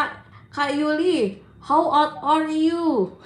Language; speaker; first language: English; non-native, learner; Indonesian